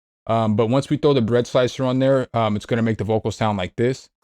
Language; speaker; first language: English; native; English